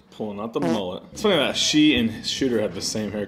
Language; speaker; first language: English; native; English